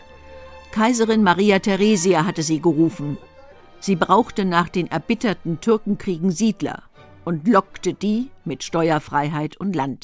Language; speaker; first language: German; native; German